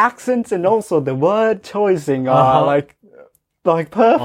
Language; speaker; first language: English; non-native, fluent; Japanese